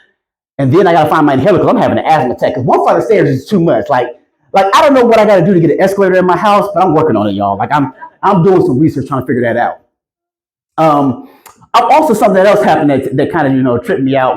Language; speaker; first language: English; native; English